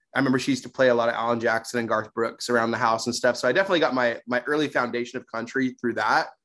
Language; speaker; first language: English; native; English